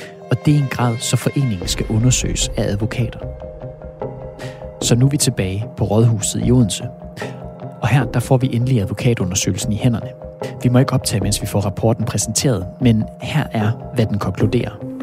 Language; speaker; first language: Danish; native; Danish